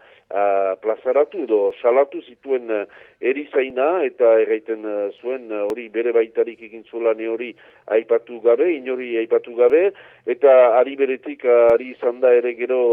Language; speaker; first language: Basque; native; Basque